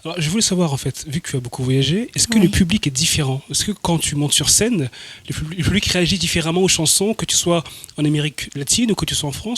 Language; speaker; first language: French; native; French